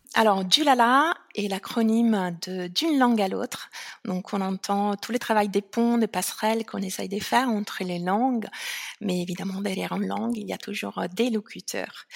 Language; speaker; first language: French; non-native, fluent; Italian